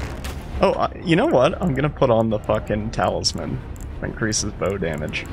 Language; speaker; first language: English; native; English